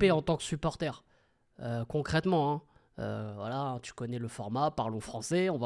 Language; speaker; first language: French; native; French